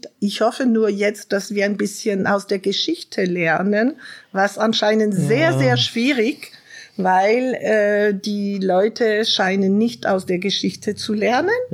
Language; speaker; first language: German; non-native, fluent; French